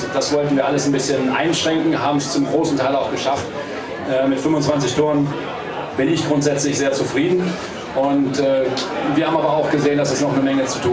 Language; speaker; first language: German; native; German